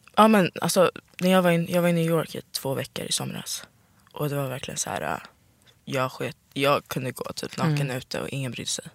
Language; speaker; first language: Swedish; native; Swedish